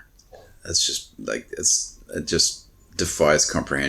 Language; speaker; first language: English; native; English